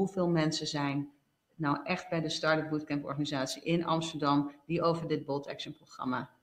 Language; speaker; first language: Dutch; native; Dutch